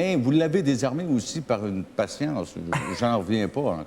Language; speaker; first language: French; native; French